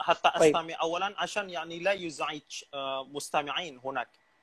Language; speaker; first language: Arabic; non-native, fluent; Indonesian